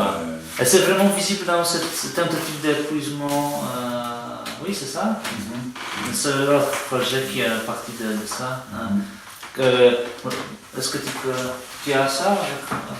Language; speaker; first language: French; non-native, fluent; Polish